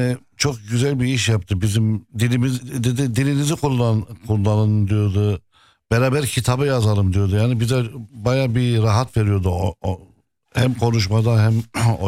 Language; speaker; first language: Turkish; non-native, fluent; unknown